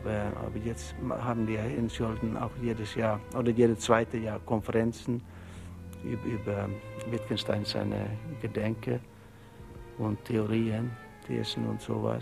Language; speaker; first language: German; non-native, learner; Norwegian